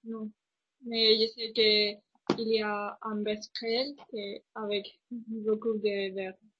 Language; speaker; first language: French; non-native, learner; Spanish